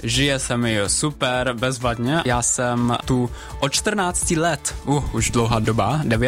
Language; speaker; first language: Czech; non-native, fluent; Spanish